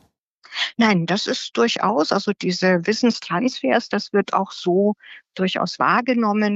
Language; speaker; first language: German; native; German